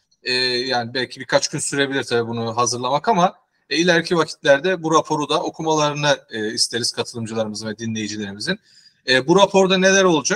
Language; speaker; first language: Turkish; native; Turkish